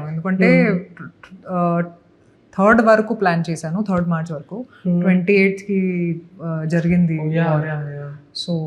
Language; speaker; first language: Telugu; non-native, fluent; Hindi